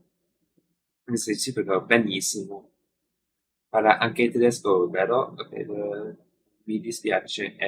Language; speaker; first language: Italian; non-native, learner; English